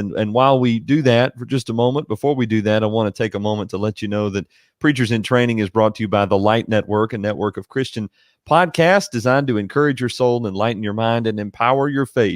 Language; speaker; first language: English; native; English